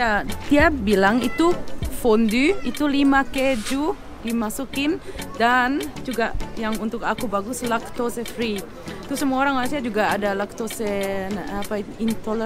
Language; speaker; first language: Indonesian; early bilingual, heritage; German